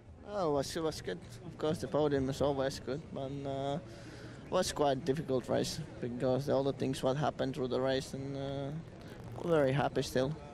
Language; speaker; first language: English; non-native, fluent; Finnish